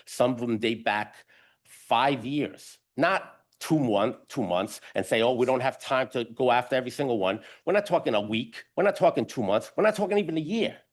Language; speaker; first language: English; non-native, fluent; Italian